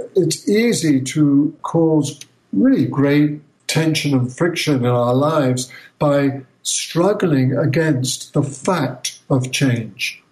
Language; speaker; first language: English; native; English